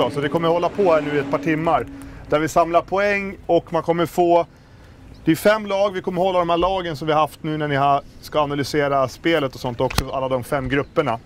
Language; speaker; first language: Swedish; native; Swedish